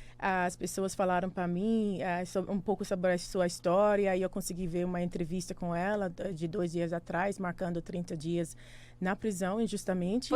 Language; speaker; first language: Portuguese; non-native, fluent; English